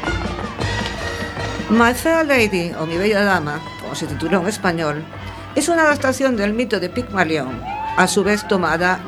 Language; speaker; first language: Spanish; native; Spanish